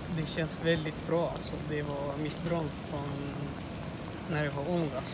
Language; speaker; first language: Swedish; non-native, learner; Tigrinya